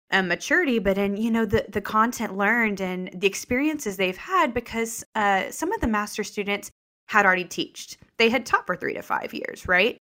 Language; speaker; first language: English; native; English